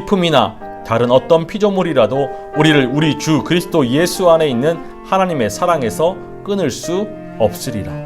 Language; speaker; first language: Korean; native; Korean